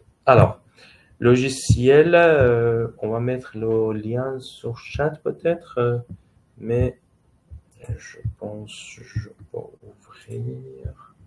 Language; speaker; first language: French; non-native, fluent; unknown